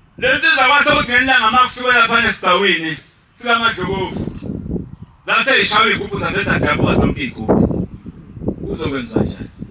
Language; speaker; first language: Zulu; native; Zulu